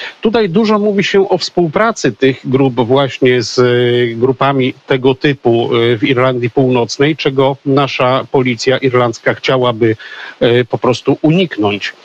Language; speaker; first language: Polish; native; Polish